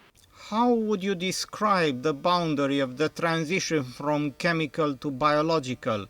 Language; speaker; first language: English; non-native, fluent; Romanian